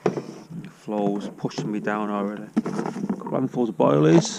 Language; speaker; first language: English; native; English